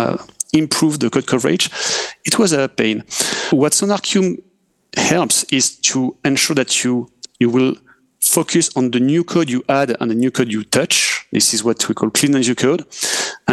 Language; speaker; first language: English; non-native, fluent; French